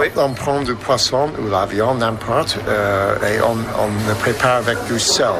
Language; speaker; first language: French; non-native, fluent; English